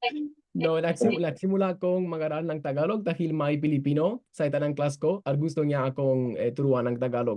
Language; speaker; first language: Filipino; non-native, fluent; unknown